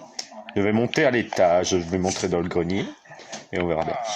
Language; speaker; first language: French; native; French